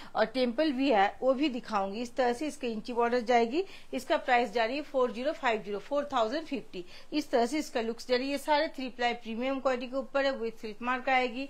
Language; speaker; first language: Hindi; non-native, local second language; Bangla